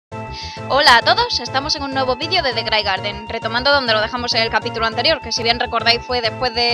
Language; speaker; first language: Spanish; native; Spanish